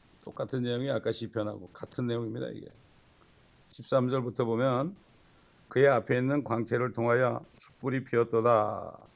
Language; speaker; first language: Korean; native; Korean